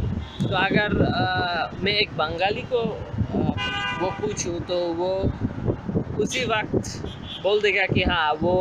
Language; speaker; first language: Hindi; non-native, learner; Bangla